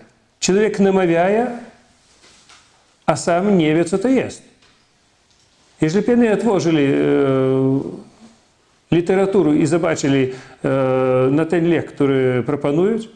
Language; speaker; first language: Polish; non-native, fluent; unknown